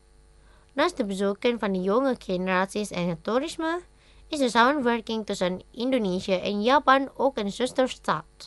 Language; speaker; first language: Dutch; non-native, fluent; Indonesian